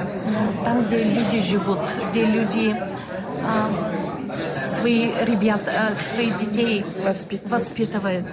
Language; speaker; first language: Russian; non-native, learner; Bulgarian